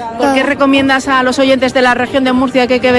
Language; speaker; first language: Spanish; native; Spanish